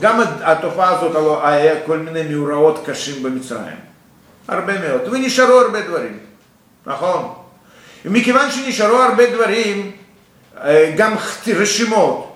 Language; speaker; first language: Hebrew; non-native, fluent; Russian